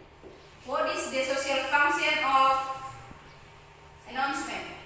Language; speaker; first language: English; non-native, fluent; Indonesian